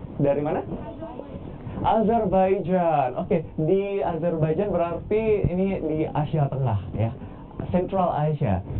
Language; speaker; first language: Indonesian; native; Indonesian